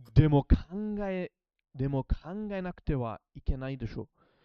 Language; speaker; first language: Japanese; non-native, learner; English